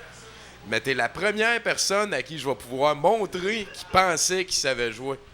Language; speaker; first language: French; native; French